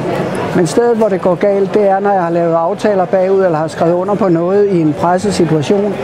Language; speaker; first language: Danish; native; Danish